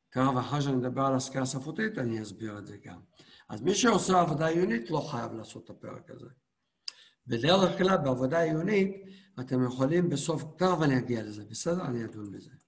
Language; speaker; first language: Hebrew; native; Hebrew